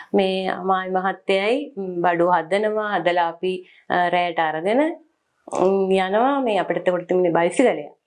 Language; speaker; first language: Sinhala; native; Sinhala